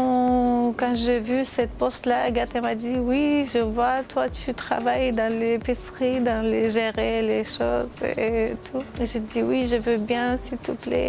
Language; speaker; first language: French; non-native, fluent; Armenian